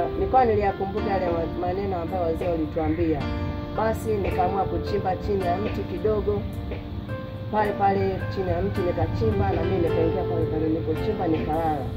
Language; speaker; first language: Swahili; non-native, local second language; Masai